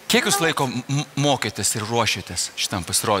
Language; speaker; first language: Lithuanian; native; Lithuanian